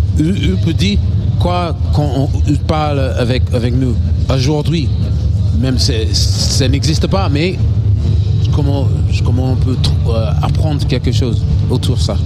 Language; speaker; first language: French; non-native, learner; English